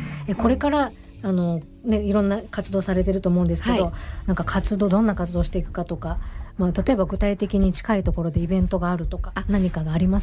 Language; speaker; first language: Japanese; native; Japanese